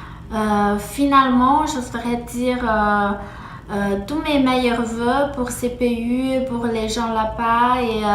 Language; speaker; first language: French; non-native, fluent; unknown